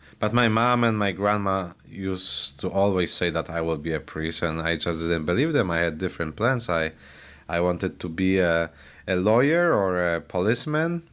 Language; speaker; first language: English; non-native, fluent; Polish